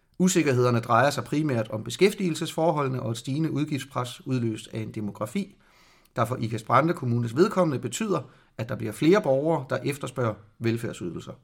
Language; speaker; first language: Danish; native; Danish